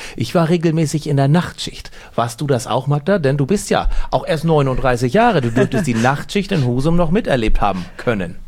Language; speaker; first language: German; native; German